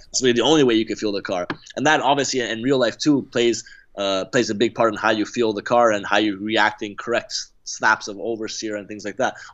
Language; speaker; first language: English; native; English